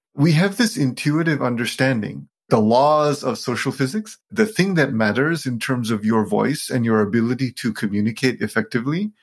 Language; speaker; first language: English; non-native, local second language; Sinhala